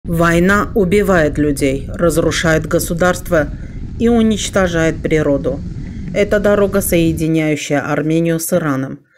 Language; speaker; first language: Russian; non-native, fluent; Armenian